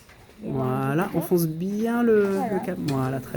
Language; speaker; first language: French; native; French